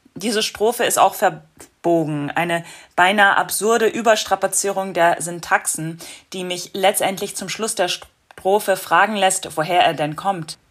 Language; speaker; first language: German; non-native, fluent; English